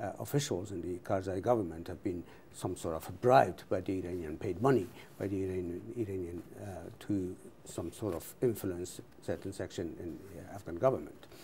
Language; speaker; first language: English; non-native, fluent; Persian